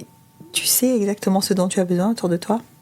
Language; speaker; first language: French; native; French